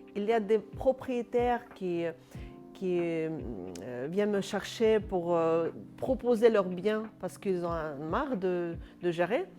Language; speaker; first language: French; non-native, fluent; Russian